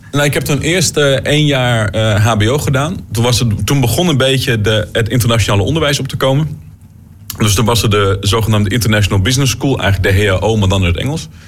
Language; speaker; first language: Dutch; native; Dutch